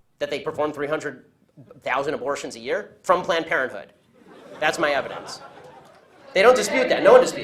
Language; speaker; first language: English; native; English